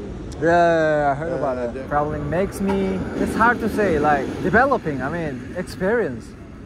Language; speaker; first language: English; non-native, learner; Korean